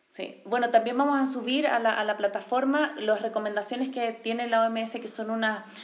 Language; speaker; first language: Spanish; native; Spanish